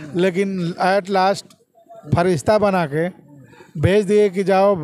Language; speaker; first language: Hindi; native; Hindi